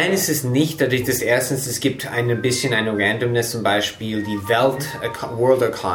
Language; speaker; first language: German; non-native, fluent; English